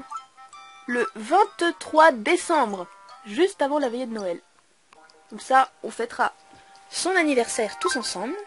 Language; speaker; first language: French; native; French